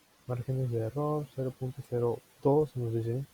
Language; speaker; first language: Spanish; native; Spanish